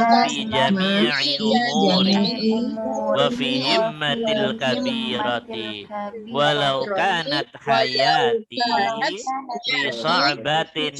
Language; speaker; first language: Arabic; non-native, fluent; Indonesian